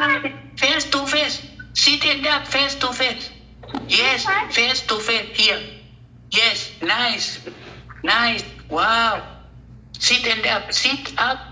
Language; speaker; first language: English; non-native, learner; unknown